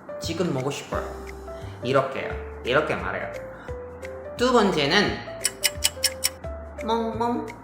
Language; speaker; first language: Korean; non-native, learner; Indonesian